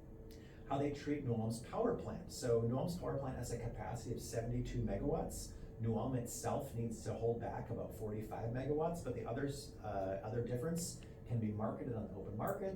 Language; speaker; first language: English; native; English